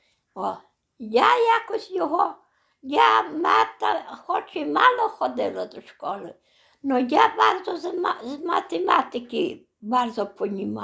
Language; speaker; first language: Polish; non-native, local second language; Belarusian